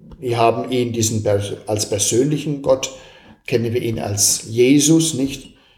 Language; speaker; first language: German; native; German